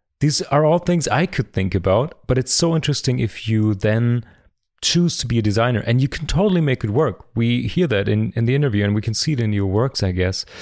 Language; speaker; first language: English; non-native, fluent; German